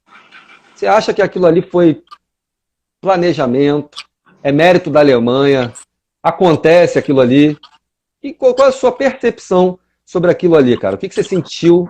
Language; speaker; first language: Portuguese; native; Portuguese